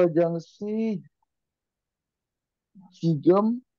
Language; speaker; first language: Korean; non-native, learner; Indonesian